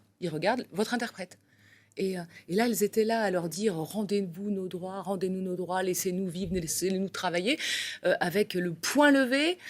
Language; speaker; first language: French; native; French